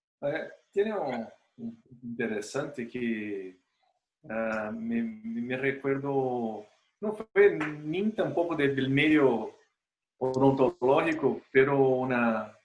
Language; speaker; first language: Spanish; non-native, fluent; Portuguese